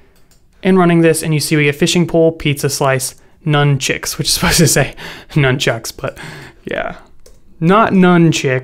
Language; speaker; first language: English; native; English